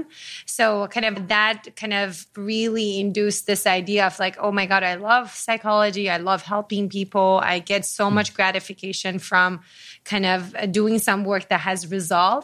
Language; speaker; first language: English; non-native, fluent; Persian